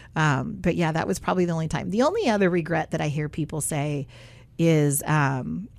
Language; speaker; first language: English; native; English